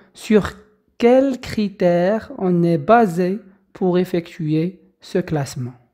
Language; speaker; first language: French; non-native, local second language; Arabic